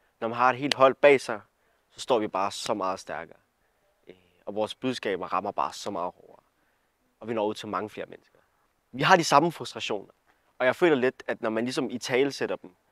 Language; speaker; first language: Danish; early bilingual, other home language; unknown